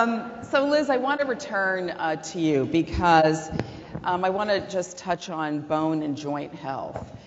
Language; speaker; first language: English; native; English